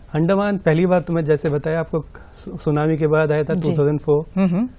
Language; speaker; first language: Hindi; native; Hindi